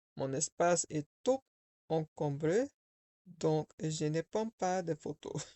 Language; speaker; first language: French; non-native, learner; English